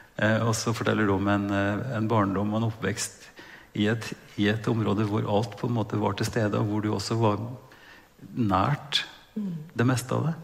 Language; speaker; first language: Norwegian; native; Norwegian